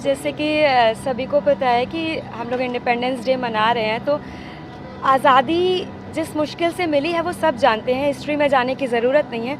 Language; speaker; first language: Hindi; native; Hindi